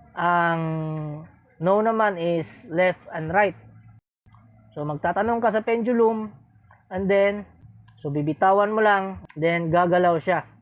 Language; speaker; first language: Filipino; non-native, local second language; Cebuano